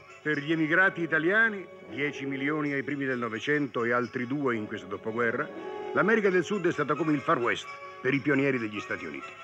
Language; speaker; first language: Italian; native; Italian